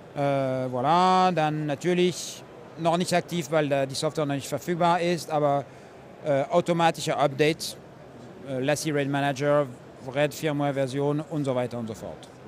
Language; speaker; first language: German; non-native, fluent; French